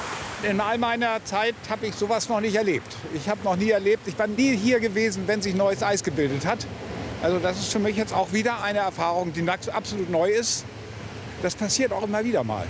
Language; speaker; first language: German; native; German